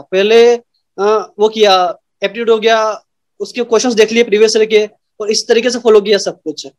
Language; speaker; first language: Hindi; native; Hindi